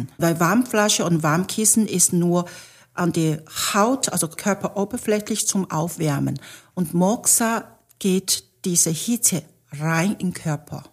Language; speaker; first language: German; non-native, fluent; Chinese